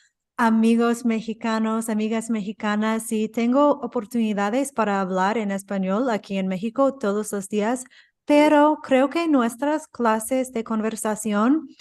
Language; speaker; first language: Spanish; non-native, fluent; English